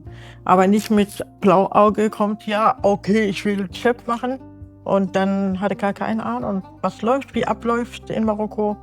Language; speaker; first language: German; non-native, learner; Arabic